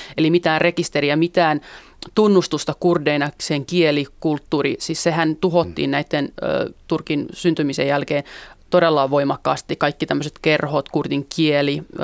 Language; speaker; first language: Finnish; early bilingual, other home language; Kurdish